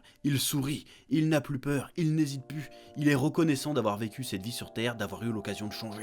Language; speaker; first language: French; native; French